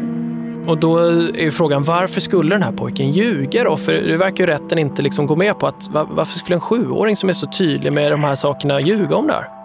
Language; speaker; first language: Swedish; native; Swedish